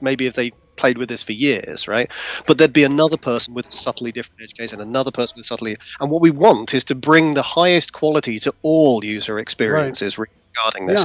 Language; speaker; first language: English; native; English